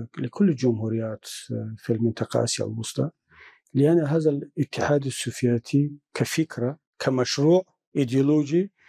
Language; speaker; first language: Arabic; non-native, fluent; Tajik